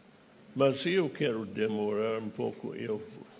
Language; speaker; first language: Portuguese; non-native, fluent; English